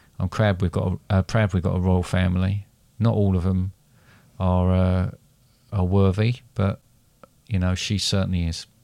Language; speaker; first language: English; native; English